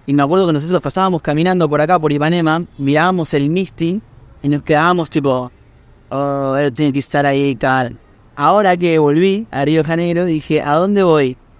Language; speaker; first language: Spanish; native; Spanish